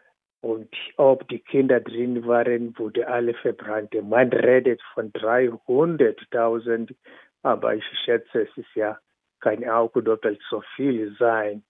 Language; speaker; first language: German; non-native, fluent; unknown